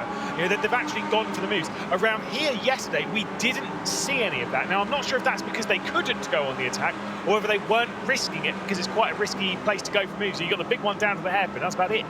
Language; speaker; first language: English; native; English